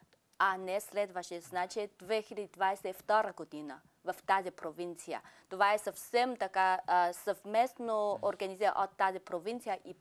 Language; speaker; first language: Bulgarian; non-native, fluent; Chinese